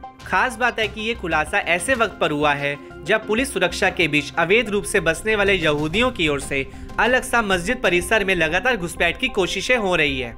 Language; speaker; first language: Hindi; native; Hindi